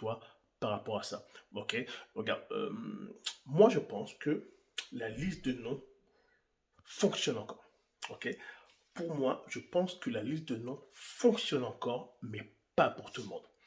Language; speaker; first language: French; native; French